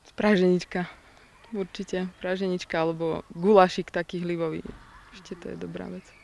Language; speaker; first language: Slovak; native; Slovak